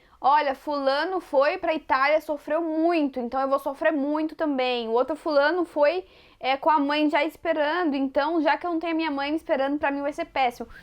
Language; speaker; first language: Portuguese; native; Portuguese